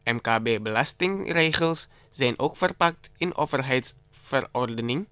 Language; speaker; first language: Dutch; non-native, fluent; Indonesian